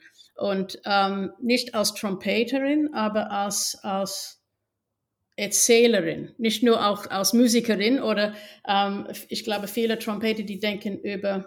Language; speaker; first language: German; non-native, fluent; English